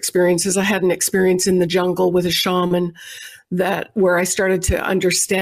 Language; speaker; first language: English; native; English